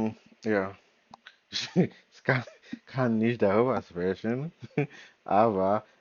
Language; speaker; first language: German; non-native, learner; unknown